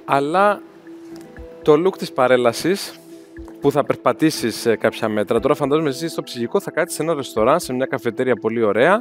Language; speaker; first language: Greek; native; Greek